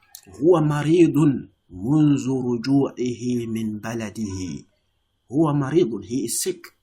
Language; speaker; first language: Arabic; non-native, fluent; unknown